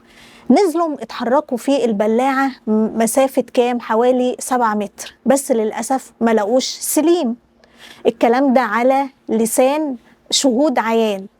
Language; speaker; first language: Arabic; native; Arabic